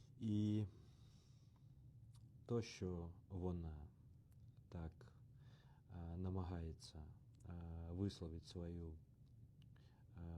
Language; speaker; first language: Ukrainian; non-native, learner; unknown